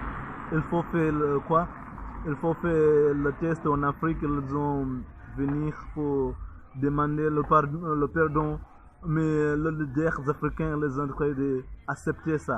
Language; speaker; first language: French; non-native, learner; Portuguese